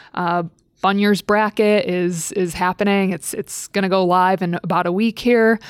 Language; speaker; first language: English; native; English